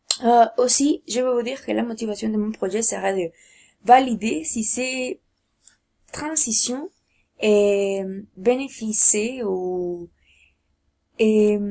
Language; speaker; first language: French; non-native, learner; Spanish